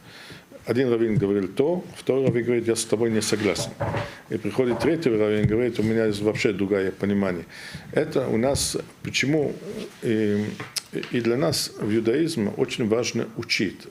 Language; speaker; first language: Russian; non-native, fluent; German